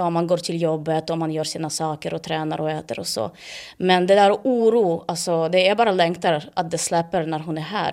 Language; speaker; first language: Swedish; non-native, fluent; Ukrainian